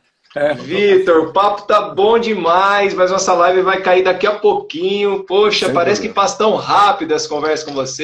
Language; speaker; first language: Portuguese; native; Portuguese